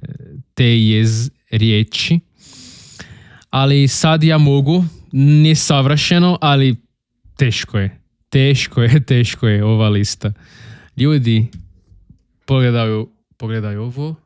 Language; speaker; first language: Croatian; non-native, learner; Portuguese